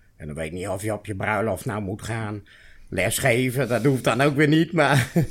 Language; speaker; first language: Dutch; native; Dutch